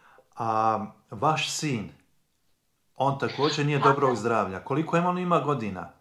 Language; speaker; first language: Croatian; native; Croatian